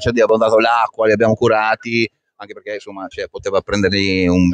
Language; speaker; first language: Italian; native; Italian